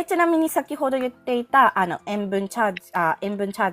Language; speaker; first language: Japanese; non-native, fluent; Filipino